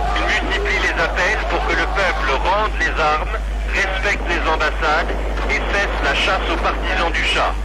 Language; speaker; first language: French; native; French